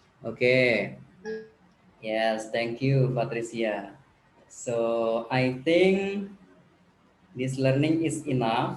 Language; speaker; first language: English; non-native, learner; Indonesian